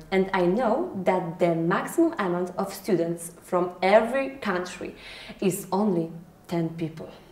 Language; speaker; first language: English; non-native, fluent; Polish